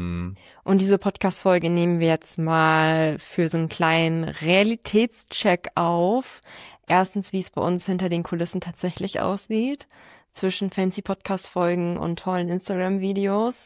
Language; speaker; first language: German; native; German